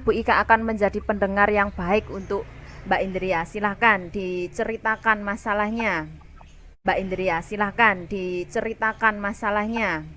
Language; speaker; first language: Indonesian; native; Indonesian